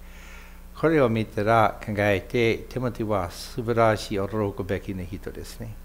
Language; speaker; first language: Japanese; non-native, fluent; English